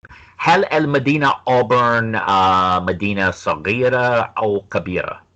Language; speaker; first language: Arabic; non-native, fluent; English